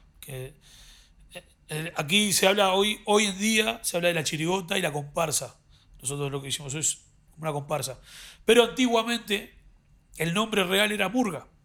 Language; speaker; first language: Spanish; native; Spanish